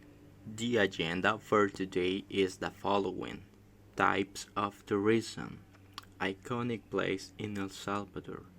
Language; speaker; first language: English; non-native, learner; Spanish